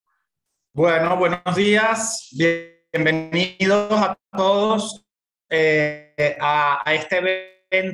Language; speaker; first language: Spanish; native; Spanish